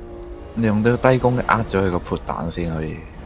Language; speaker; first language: Chinese; native; Chinese